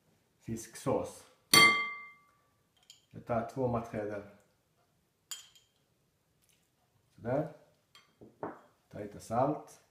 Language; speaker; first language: Swedish; non-native, learner; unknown